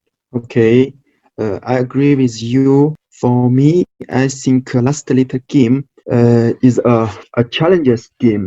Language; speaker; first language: English; non-native, learner; Chinese